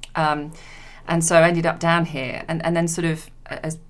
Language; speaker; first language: English; native; English